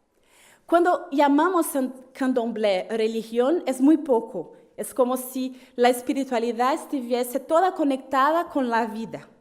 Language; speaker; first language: Spanish; non-native, fluent; Portuguese